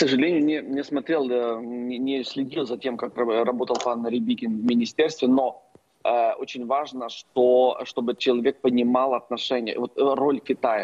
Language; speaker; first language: Russian; non-native, local second language; Ukrainian